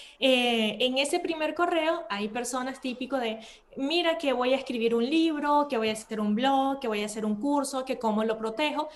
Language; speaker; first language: Spanish; native; Spanish